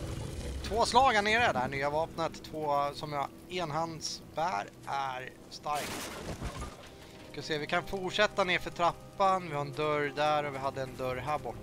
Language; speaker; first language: Swedish; native; Swedish